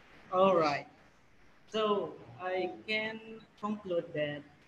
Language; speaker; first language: English; non-native, fluent; Indonesian